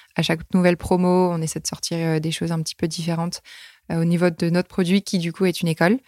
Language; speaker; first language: French; native; French